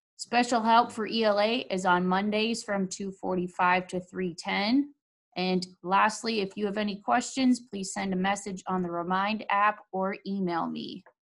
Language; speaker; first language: English; native; English